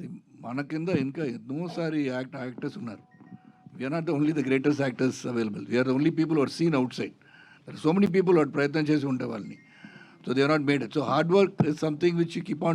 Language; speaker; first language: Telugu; non-native, fluent; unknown